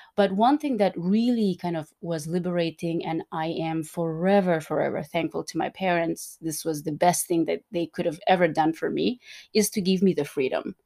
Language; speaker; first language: English; non-native, fluent; Turkmen